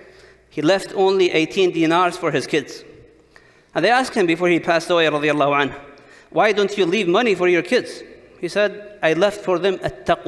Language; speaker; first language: English; non-native, fluent; Arabic